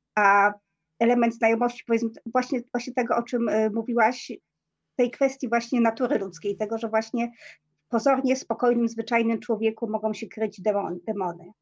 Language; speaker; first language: Polish; native; Polish